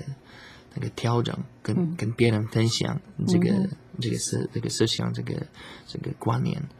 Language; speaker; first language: Chinese; non-native, learner; Slovak